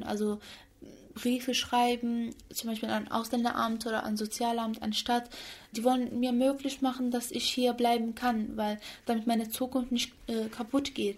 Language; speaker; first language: German; early bilingual, other home language; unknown